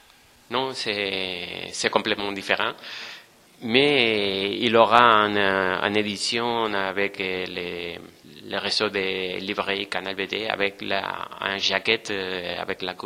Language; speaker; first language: French; non-native, fluent; Spanish